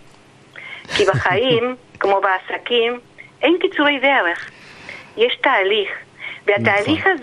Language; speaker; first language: Hebrew; non-native, fluent; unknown